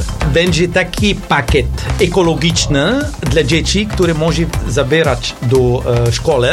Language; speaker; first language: Polish; non-native, learner; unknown